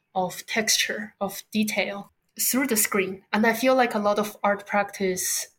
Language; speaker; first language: English; non-native, fluent; Chinese